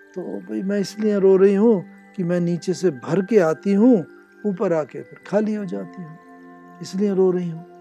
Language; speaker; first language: Hindi; native; Hindi